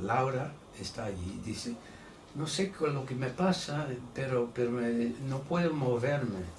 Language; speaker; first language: Spanish; non-native, fluent; Dutch